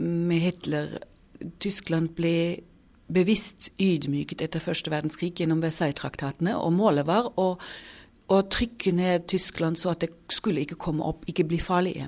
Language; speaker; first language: Norwegian; non-native, fluent; German